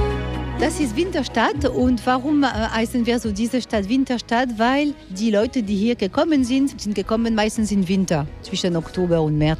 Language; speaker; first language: German; non-native, fluent; French